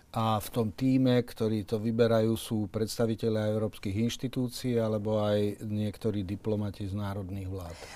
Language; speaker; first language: Slovak; native; Slovak